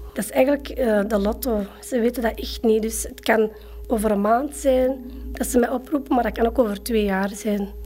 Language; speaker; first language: Dutch; early bilingual, other home language; Arabic